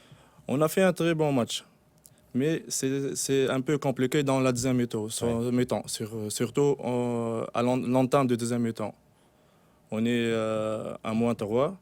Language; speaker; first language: French; non-native, local second language; Arabic